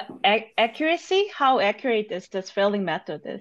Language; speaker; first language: English; non-native, fluent; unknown